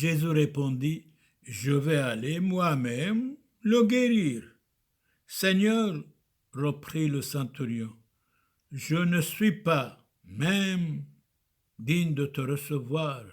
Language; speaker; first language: French; non-native, fluent; Turoyo